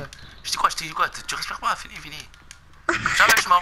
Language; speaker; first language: French; native; French